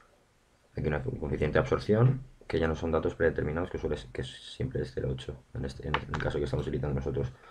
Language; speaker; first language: Spanish; native; Spanish